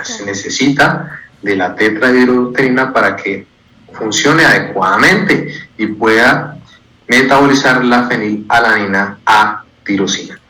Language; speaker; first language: Spanish; native; Spanish